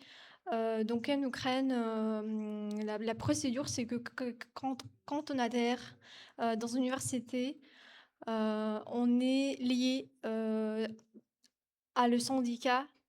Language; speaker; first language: French; non-native, fluent; Ukrainian